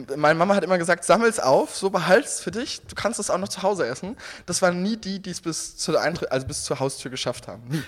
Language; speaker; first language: German; native; German